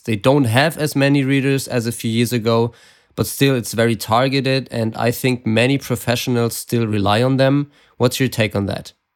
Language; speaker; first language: English; non-native, fluent; German